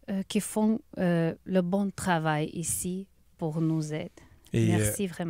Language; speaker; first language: French; non-native, learner; Ukrainian